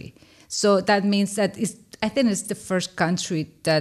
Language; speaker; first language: English; non-native, fluent; Spanish